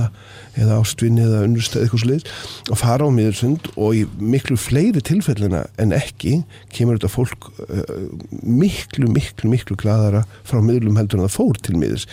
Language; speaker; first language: Icelandic; native; Icelandic